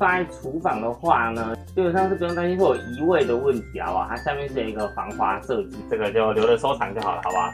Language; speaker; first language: Chinese; native; Chinese